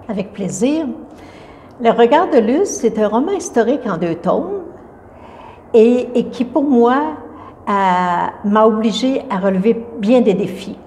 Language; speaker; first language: French; native; French